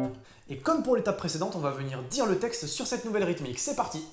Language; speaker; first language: French; native; French